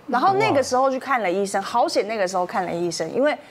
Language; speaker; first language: Chinese; native; Chinese